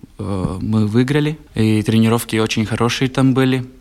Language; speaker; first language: Russian; non-native, local second language; Latvian